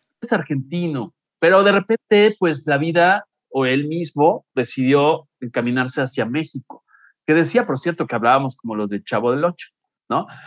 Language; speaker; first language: Spanish; native; Spanish